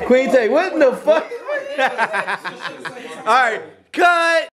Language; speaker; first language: English; early bilingual, other home language; Spanish